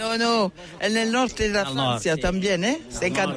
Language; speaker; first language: Catalan; non-native, learner; French